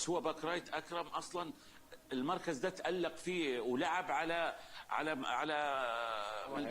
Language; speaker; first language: Arabic; native; Arabic